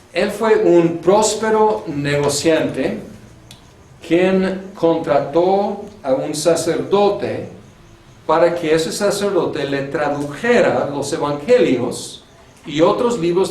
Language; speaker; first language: Spanish; non-native, fluent; English